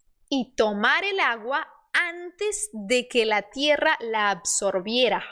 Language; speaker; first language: Spanish; non-native, fluent; Portuguese